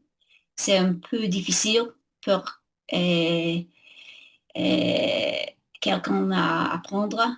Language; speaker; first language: French; non-native, learner; English